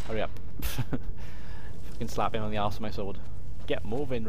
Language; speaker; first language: English; native; English